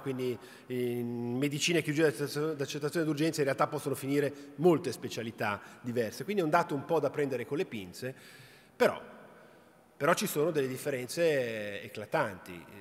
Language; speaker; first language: Italian; native; Italian